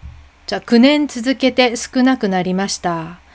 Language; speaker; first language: Japanese; non-native, fluent; Korean